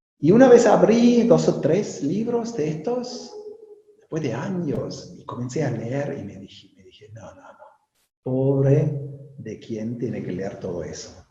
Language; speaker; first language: Spanish; non-native, fluent; German